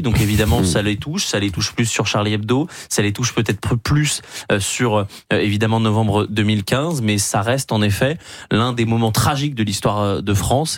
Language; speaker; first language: French; native; French